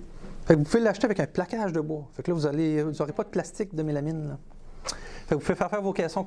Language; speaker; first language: French; native; French